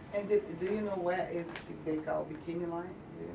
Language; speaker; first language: English; non-native, learner; Portuguese